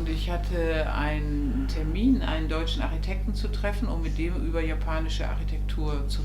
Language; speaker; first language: German; native; German